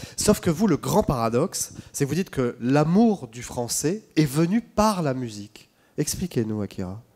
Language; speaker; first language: French; native; French